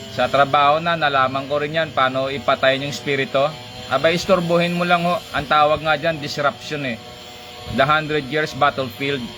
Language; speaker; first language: Filipino; non-native, local second language; Hiligaynon